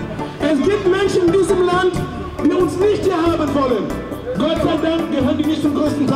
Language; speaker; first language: German; non-native, fluent; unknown